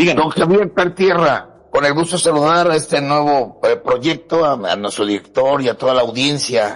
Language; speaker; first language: Spanish; native; Spanish